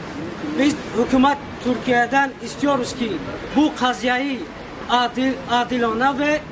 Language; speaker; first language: Turkish; non-native, learner; Tajik